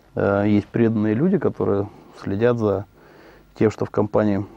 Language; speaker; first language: Russian; native; Russian